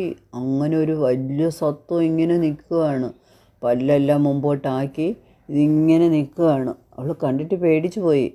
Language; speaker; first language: Malayalam; native; Malayalam